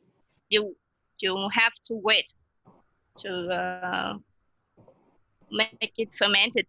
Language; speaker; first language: English; non-native, learner; Vietnamese